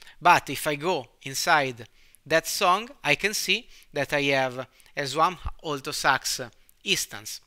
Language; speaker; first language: English; non-native, fluent; Italian